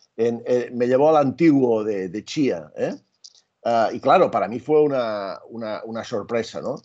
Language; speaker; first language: Spanish; native; Spanish